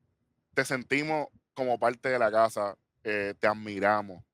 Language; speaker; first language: Spanish; native; Spanish